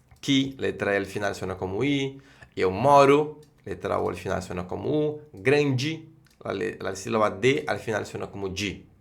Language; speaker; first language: Spanish; non-native, fluent; Portuguese